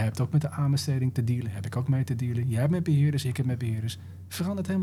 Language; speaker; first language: Dutch; native; Dutch